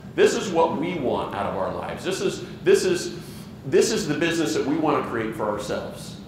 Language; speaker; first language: English; native; English